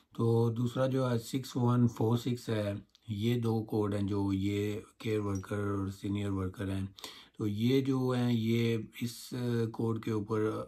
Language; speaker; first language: Urdu; non-native, local second language; Punjabi